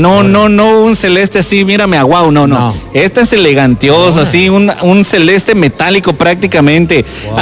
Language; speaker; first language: Spanish; native; Spanish